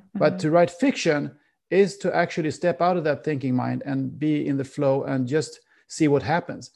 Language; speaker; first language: English; non-native, fluent; Swedish